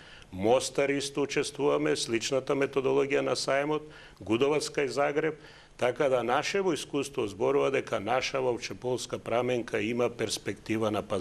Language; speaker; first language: Macedonian; native; Macedonian